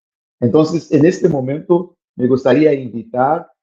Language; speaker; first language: Spanish; non-native, fluent; Portuguese